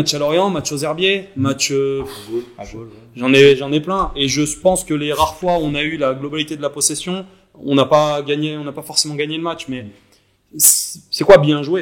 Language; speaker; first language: French; native; French